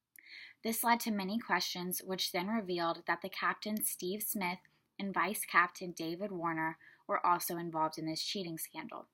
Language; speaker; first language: English; native; English